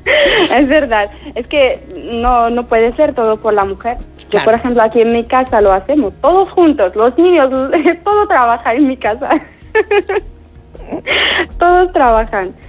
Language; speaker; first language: Spanish; non-native, fluent; Arabic